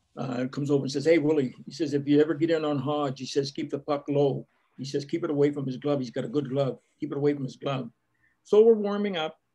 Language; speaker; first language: English; native; English